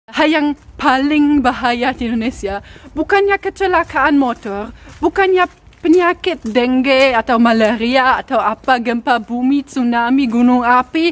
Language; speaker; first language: Indonesian; non-native, fluent; German